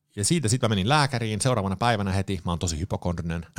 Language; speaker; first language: Finnish; early bilingual, heritage; Finnish